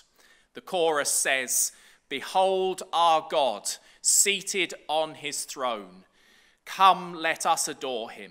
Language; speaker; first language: English; native; English